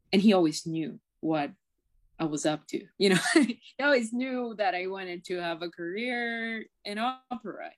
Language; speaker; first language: English; non-native, fluent; Portuguese